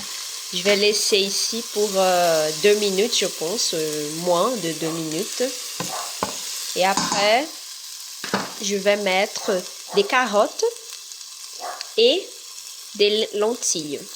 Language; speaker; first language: French; non-native, learner; Spanish